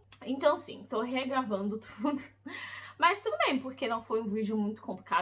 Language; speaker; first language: Portuguese; early bilingual, heritage; English